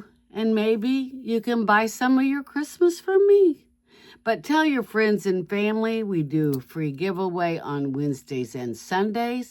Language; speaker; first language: English; native; English